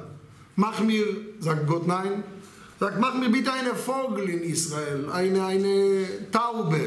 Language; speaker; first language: German; non-native, learner; Hebrew